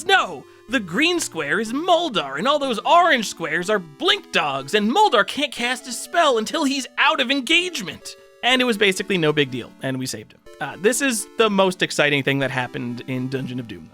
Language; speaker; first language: English; native; English